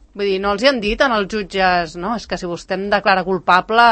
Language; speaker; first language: Catalan; native; Catalan